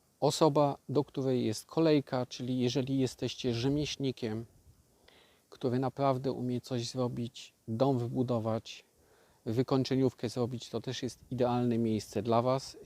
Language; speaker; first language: Polish; native; Polish